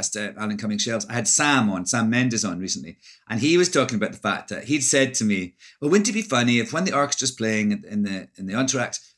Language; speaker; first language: English; native; English